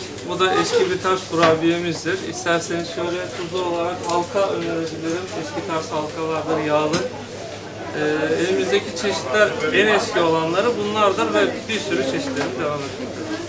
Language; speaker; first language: Turkish; native; Turkish